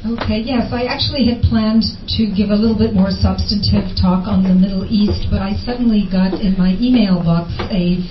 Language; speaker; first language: English; native; English